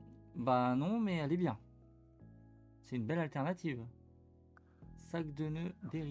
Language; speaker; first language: French; native; French